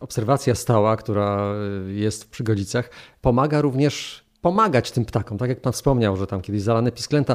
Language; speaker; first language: Polish; native; Polish